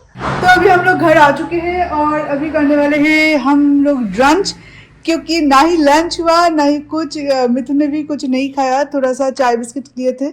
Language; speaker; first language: Hindi; non-native, local second language; Bangla